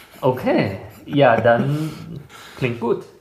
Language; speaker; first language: German; non-native, fluent; Chinese